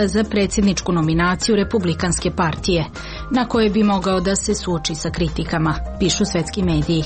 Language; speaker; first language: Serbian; non-native, learner; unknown